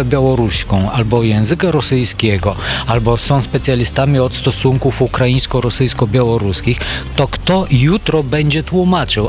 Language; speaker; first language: Polish; non-native, fluent; Bulgarian